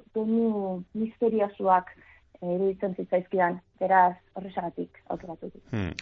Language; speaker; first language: Basque; native; Basque